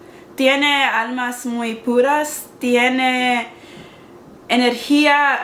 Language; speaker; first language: Spanish; non-native, learner; English